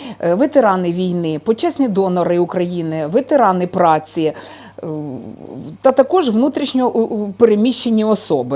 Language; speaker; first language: Ukrainian; native; Ukrainian